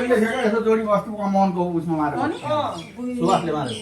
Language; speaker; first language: Nepali; native; Nepali